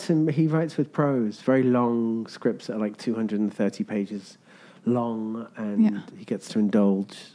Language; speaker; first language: English; native; English